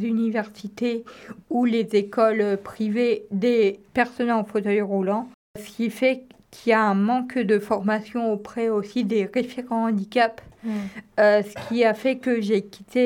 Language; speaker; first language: French; native; French